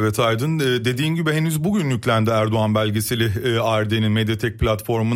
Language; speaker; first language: Turkish; native; Turkish